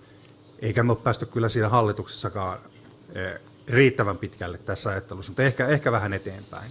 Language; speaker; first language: Finnish; native; Finnish